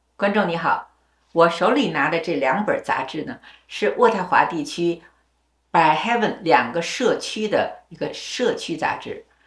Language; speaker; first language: Chinese; native; Chinese